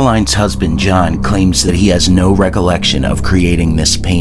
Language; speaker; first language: English; native; English